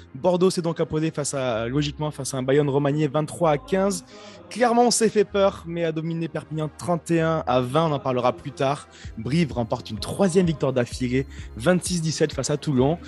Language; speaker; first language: French; native; French